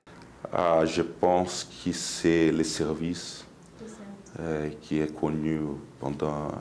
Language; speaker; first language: French; non-native, learner; Portuguese